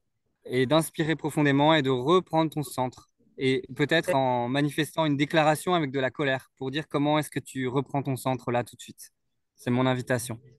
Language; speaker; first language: French; native; French